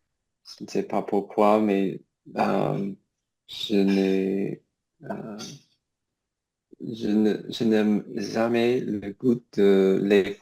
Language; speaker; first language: French; non-native, learner; English